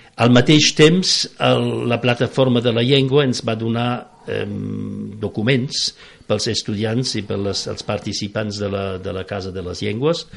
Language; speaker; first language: Catalan; non-native, fluent; French